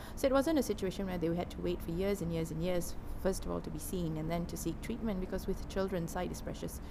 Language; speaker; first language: English; non-native, local second language; Tamil